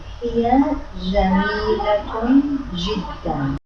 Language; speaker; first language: Arabic; non-native, learner; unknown